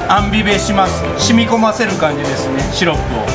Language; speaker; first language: Japanese; native; Japanese